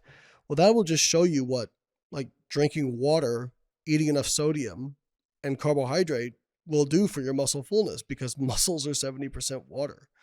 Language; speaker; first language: English; native; English